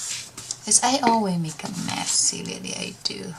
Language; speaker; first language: English; non-native, learner; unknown